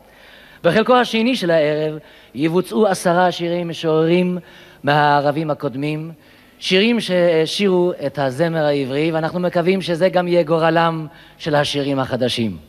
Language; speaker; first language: Hebrew; native; Hebrew